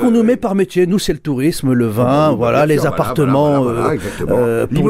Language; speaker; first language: French; native; French